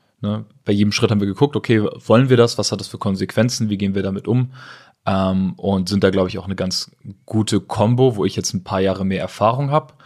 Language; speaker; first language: German; native; German